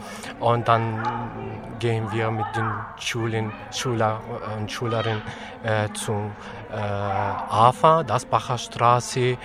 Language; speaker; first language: German; non-native, fluent; Arabic